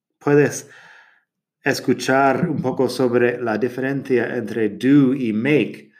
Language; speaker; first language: Spanish; non-native, fluent; English